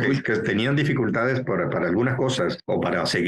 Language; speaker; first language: Spanish; native; Spanish